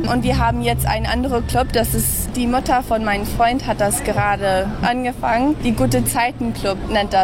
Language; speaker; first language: German; early bilingual, heritage; English